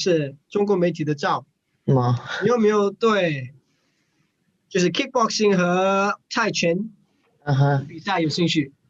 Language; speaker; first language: Chinese; early bilingual, heritage; English